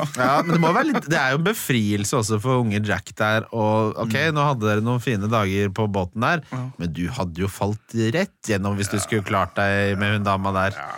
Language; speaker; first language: Norwegian; native; Norwegian